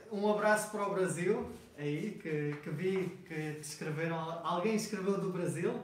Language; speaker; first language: Portuguese; non-native, fluent; Spanish